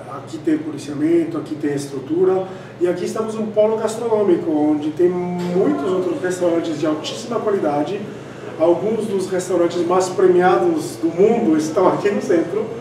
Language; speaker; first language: Portuguese; non-native, fluent; Spanish